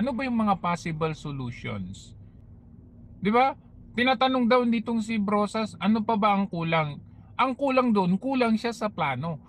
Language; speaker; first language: Filipino; native; Filipino